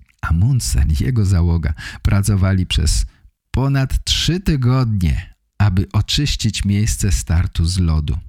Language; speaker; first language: Polish; native; Polish